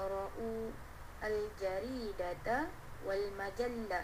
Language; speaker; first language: Arabic; non-native, learner; Malay